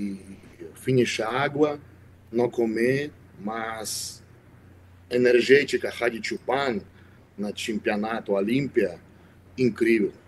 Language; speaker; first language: Portuguese; non-native, learner; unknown